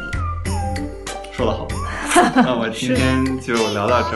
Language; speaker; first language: Chinese; native; Chinese